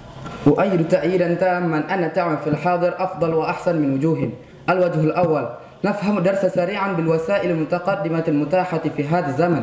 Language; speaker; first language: Arabic; non-native, learner; Indonesian